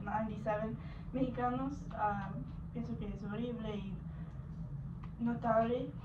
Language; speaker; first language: Spanish; non-native, learner; English